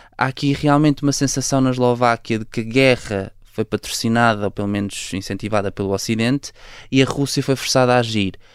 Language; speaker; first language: Portuguese; native; Portuguese